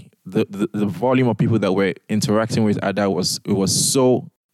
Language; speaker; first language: English; non-native, local second language; Yoruba